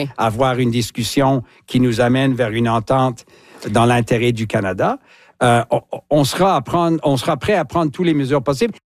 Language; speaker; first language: French; native; French